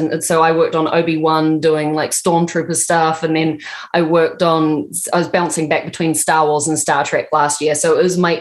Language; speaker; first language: English; native; English